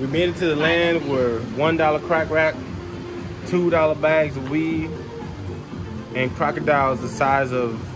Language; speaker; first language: English; early bilingual, other home language; Spanish